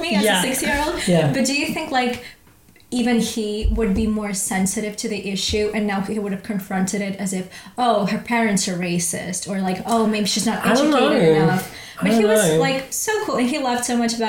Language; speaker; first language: English; non-native, fluent; Russian